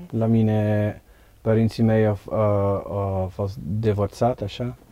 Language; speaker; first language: Romanian; non-native, learner; Dutch